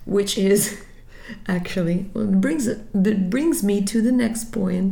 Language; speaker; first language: English; non-native, fluent; Italian